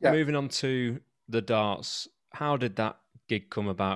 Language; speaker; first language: English; native; English